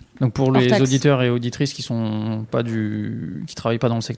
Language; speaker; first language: French; native; French